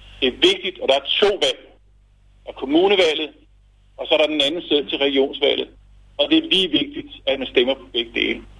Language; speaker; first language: Danish; native; Danish